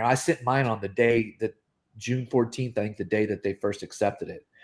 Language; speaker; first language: English; native; English